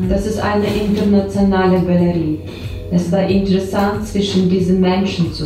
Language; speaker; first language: German; non-native, learner; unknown